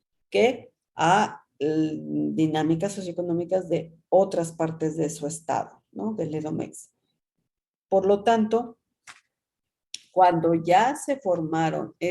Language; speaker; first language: Spanish; native; Spanish